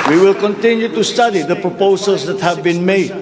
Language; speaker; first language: English; non-native, local second language; Filipino